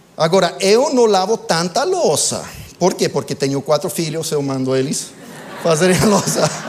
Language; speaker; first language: Portuguese; non-native, fluent; English